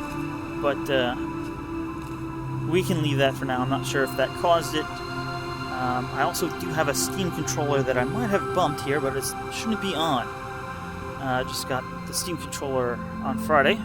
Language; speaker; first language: English; native; English